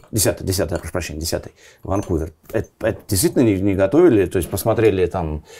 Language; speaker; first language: Russian; native; Russian